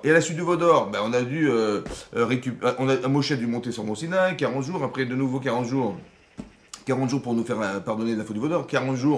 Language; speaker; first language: French; native; French